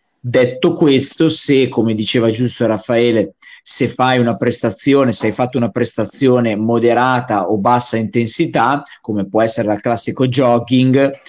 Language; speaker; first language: Italian; native; Italian